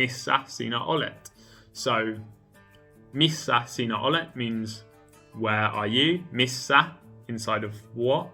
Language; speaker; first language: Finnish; non-native, learner; English